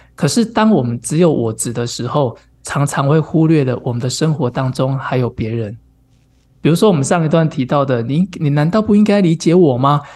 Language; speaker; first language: Chinese; native; Chinese